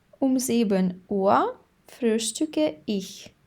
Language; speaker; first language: German; non-native, fluent; Ukrainian